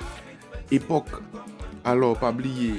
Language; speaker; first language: French; non-native, learner; Haitian Creole